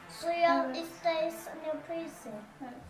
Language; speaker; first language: Turkish; early bilingual, heritage; German